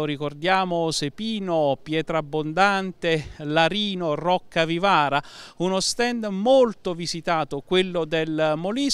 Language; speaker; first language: Italian; native; Italian